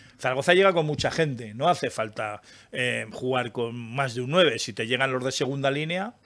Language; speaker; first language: Spanish; native; Spanish